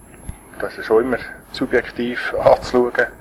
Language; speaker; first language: German; native; German